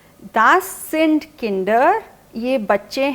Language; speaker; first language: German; non-native, fluent; Hindi